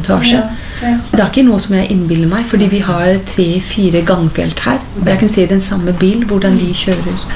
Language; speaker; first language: Norwegian; non-native, fluent; English